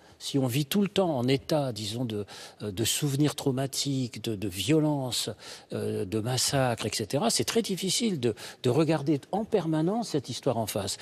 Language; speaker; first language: French; native; French